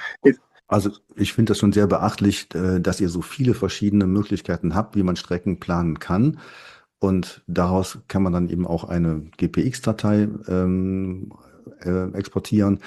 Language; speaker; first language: German; native; German